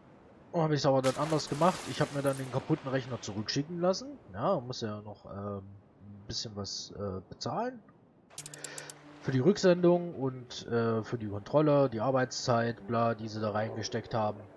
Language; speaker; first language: German; native; German